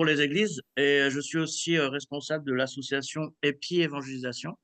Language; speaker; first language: French; early bilingual, other home language; Kabyle